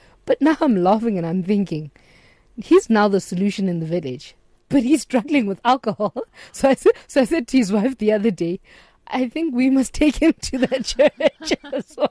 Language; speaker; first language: English; non-native, local second language; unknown